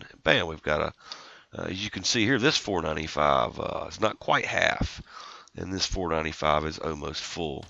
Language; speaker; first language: English; native; English